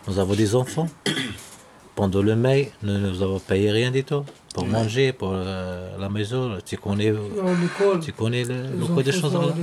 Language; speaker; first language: French; non-native, learner; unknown